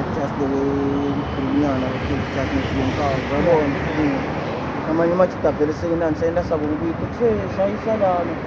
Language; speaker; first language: Zulu; native; Zulu